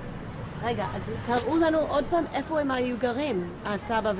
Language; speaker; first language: Hebrew; native; Hebrew